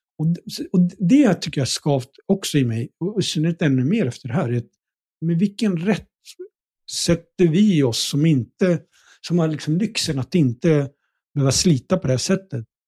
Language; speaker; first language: Swedish; early bilingual, other home language; Punjabi